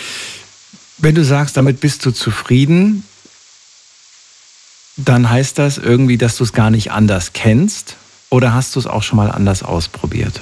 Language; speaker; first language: German; native; German